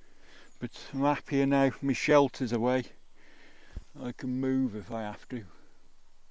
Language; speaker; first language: English; native; English